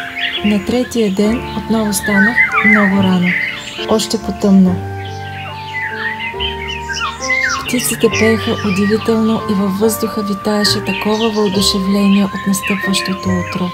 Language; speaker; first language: Bulgarian; native; Bulgarian